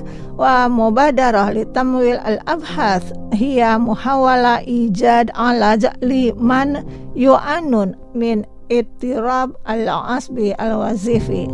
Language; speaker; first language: Arabic; non-native, fluent; Indonesian